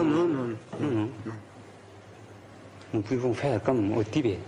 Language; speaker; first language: French; non-native, learner; Tibetan